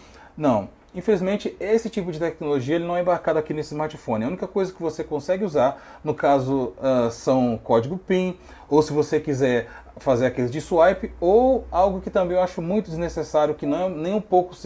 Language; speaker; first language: Portuguese; native; Portuguese